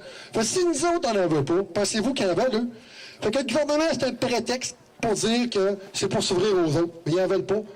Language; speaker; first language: French; native; French